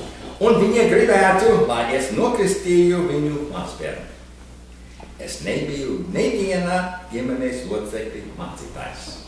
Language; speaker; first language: Latvian; early bilingual, heritage; Latvian